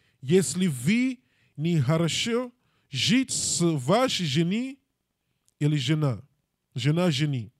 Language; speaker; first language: Russian; non-native, learner; English